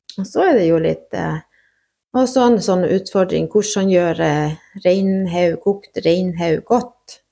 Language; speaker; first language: Norwegian; native; Norwegian